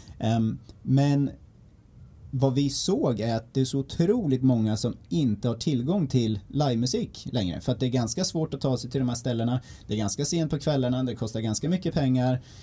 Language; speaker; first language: Swedish; native; Swedish